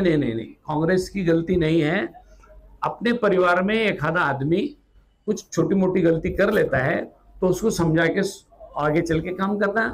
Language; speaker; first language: Hindi; non-native, local second language; Marathi